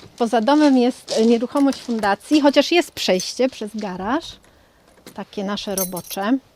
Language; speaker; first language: Polish; native; Polish